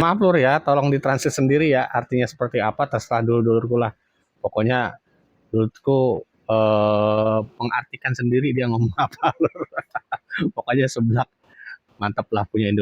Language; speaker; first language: Indonesian; native; Indonesian